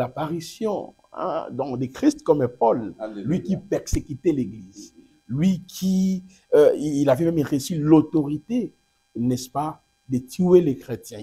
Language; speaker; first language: French; non-native, local second language; Lingala